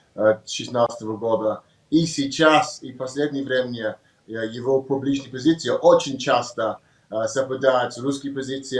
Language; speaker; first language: Russian; non-native, learner; English